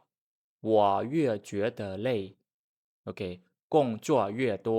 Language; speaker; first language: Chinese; non-native, fluent; Khmer